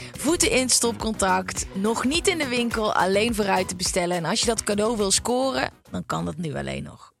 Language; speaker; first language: Dutch; native; Dutch